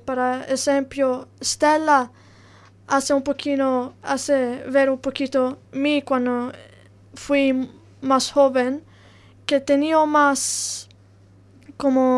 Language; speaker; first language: Spanish; non-native, learner; Italian